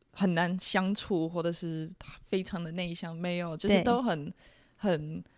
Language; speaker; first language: Chinese; non-native, fluent; Dutch